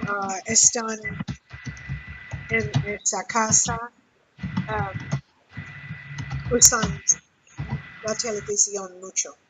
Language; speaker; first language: Spanish; non-native, learner; English